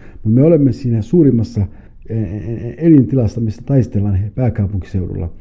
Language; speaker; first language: Finnish; early bilingual, other home language; Somali